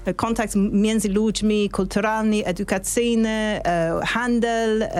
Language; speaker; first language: Polish; non-native, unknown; English